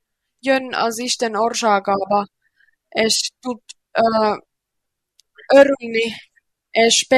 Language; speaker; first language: Hungarian; non-native, learner; Finnish